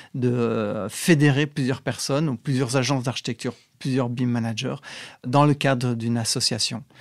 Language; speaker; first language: French; native; French